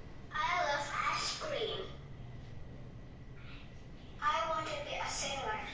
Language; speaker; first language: English; non-native, learner; Indonesian